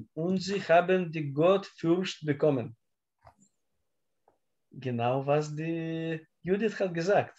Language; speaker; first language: German; non-native, learner; Russian